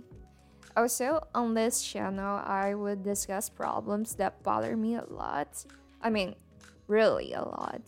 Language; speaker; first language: English; non-native, fluent; Chinese